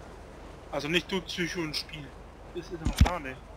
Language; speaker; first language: German; native; German